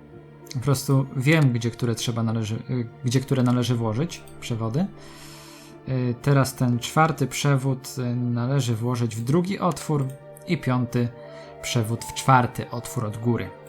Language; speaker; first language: Polish; native; Polish